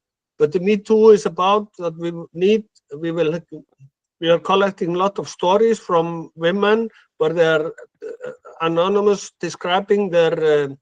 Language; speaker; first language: English; non-native, fluent; Icelandic